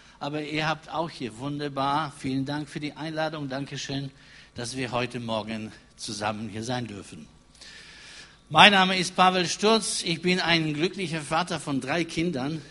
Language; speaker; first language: German; non-native, fluent; Polish